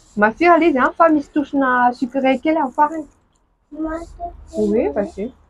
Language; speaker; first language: French; non-native, local second language; Malagasy